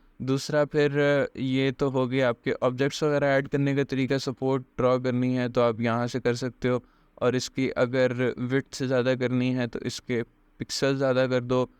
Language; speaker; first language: Hindi; native; Hindi